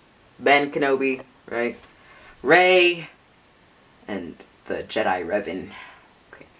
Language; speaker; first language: English; native; English